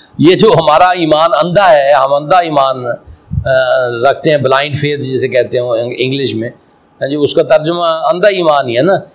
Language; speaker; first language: Urdu; non-native, local second language; Punjabi